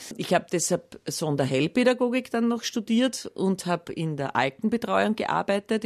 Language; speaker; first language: German; native; German